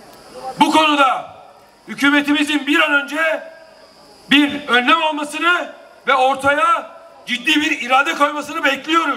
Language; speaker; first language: Turkish; native; Turkish